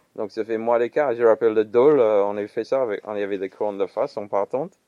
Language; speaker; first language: French; non-native, fluent; English